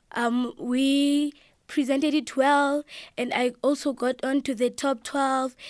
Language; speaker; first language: English; non-native, local second language; Xhosa